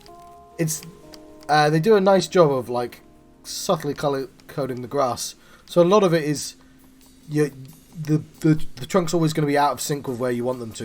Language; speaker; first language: English; native; English